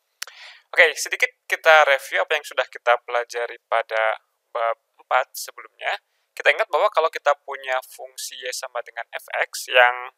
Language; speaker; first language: Indonesian; native; Indonesian